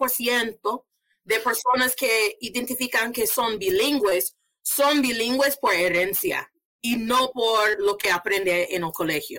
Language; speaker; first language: Spanish; non-native, fluent; English